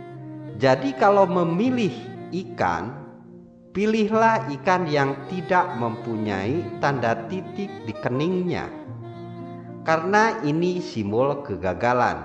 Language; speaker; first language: Indonesian; native; Indonesian